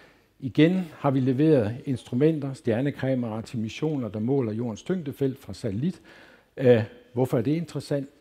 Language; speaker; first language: Danish; native; Danish